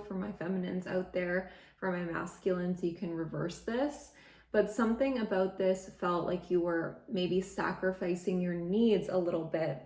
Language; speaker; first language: English; native; English